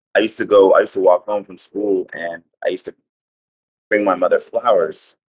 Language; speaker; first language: English; native; English